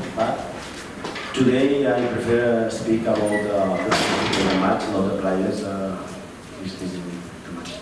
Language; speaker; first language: English; non-native, learner; Spanish